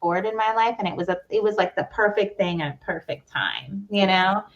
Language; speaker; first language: English; native; English